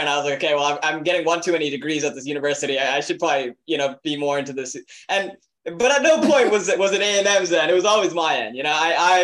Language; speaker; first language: English; native; English